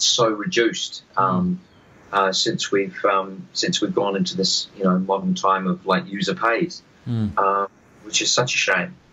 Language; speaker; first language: English; native; English